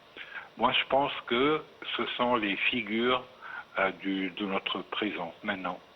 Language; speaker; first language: French; non-native, fluent; Arabic